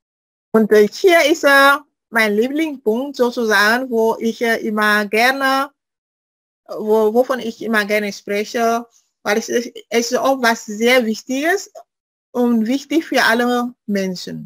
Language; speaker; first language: German; non-native, fluent; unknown